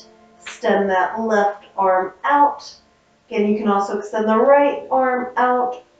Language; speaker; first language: English; native; English